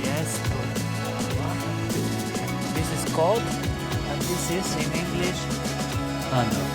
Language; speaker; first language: English; non-native, learner; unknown